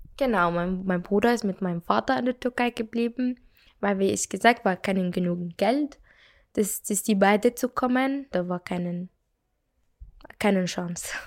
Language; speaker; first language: German; non-native, learner; Arabic